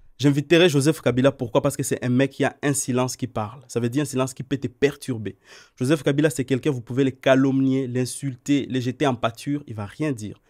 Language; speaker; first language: French; non-native, local second language; Swahili